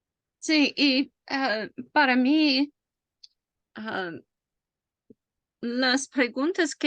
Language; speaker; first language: Spanish; non-native, fluent; English